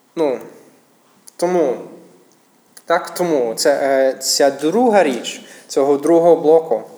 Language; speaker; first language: Ukrainian; non-native, fluent; English